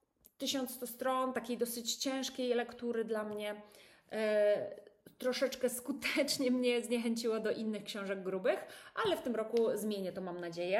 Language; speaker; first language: Polish; native; Polish